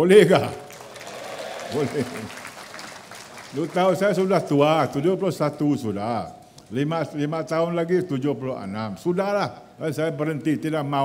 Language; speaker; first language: Malay; native; Malay